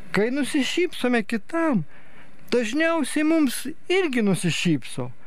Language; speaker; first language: Lithuanian; native; Lithuanian